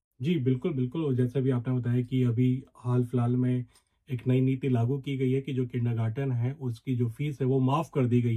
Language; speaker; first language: Hindi; native; Hindi